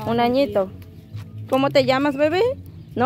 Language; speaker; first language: Spanish; native; Spanish